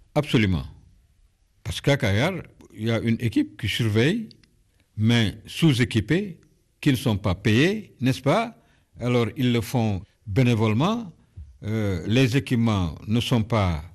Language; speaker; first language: French; non-native, local second language; Wolof